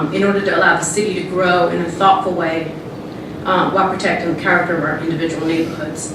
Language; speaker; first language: English; native; English